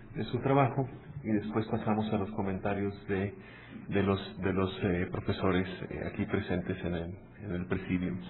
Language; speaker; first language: Spanish; native; Spanish